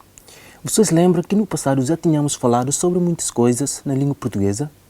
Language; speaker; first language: Portuguese; non-native, learner; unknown